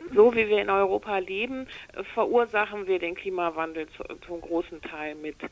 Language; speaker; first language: German; native; German